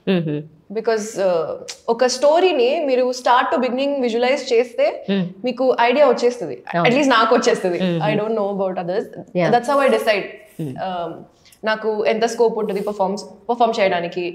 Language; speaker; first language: Telugu; non-native, local second language; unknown